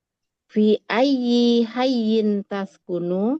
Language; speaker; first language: Arabic; non-native, learner; Indonesian